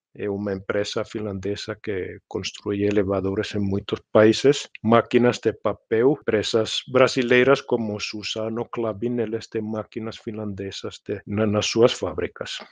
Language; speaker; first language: Portuguese; non-native, fluent; Finnish